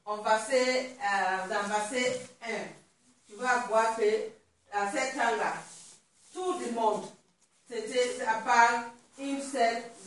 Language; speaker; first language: French; non-native, learner; Swahili